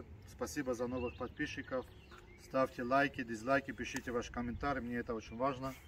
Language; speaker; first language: Russian; early bilingual, heritage; Russian